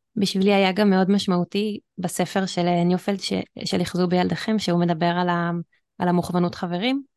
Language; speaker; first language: Hebrew; native; Hebrew